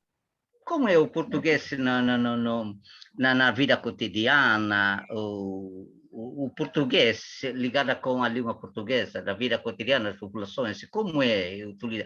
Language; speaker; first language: Portuguese; non-native, learner; Tetum